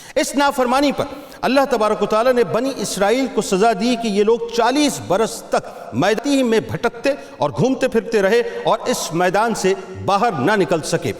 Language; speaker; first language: Urdu; native; Urdu